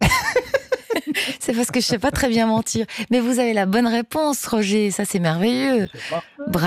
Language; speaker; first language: French; native; French